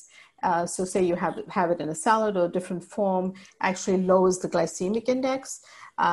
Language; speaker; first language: English; native; English